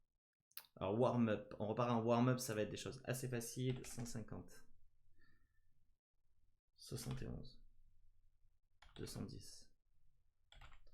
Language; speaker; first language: French; native; French